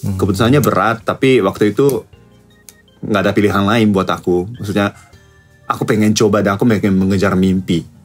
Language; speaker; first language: Indonesian; non-native, fluent; Japanese